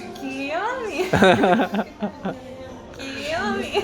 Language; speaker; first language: Korean; non-native, learner; Ukrainian